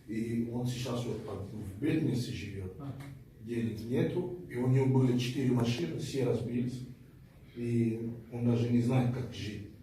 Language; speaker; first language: Russian; non-native, fluent; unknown